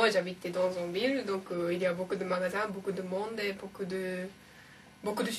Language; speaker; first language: French; non-native, learner; Japanese